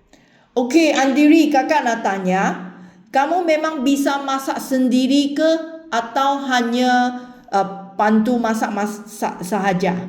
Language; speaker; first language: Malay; non-native, local second language; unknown